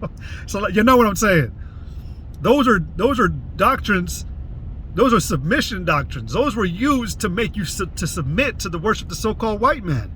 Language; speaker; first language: English; native; English